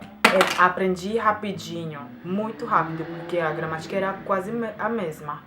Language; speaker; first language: Portuguese; non-native, fluent; German